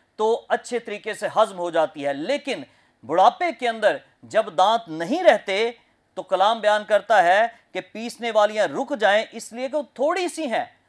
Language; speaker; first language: Urdu; non-native, local second language; Punjabi